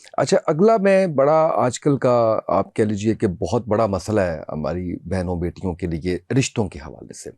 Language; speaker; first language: Urdu; native; Urdu